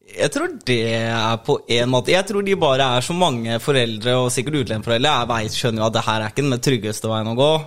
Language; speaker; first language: Norwegian; native; Norwegian